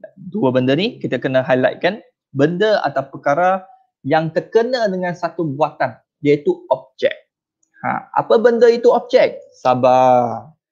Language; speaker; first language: Malay; non-native, local second language; Chinese